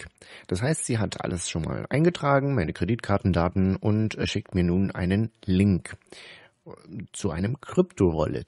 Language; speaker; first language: German; native; German